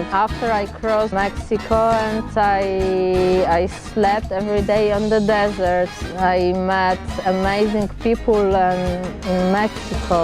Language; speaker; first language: English; non-native, fluent; Polish